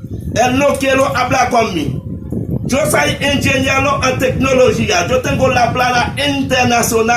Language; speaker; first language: Spanish; non-native, learner; Haitian Creole